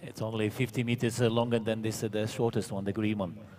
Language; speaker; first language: English; non-native, fluent; Latvian